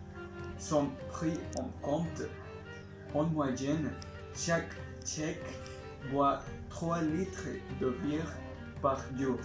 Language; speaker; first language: French; non-native, learner; Spanish